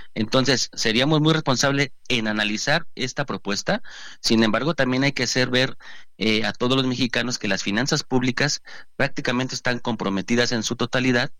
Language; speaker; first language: Spanish; native; Spanish